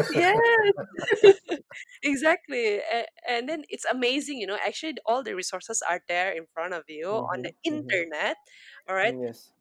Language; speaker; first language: English; non-native, fluent; Indonesian